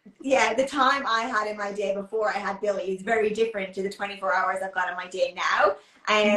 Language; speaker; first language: English; native; English